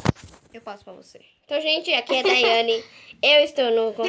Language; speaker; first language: Portuguese; native; Portuguese